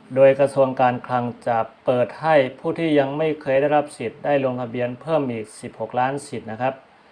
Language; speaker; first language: Thai; non-native, local second language; Shan